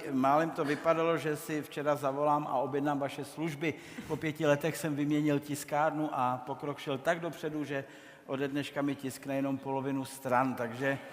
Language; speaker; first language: Czech; native; Czech